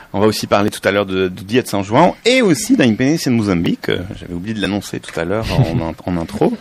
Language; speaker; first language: French; native; French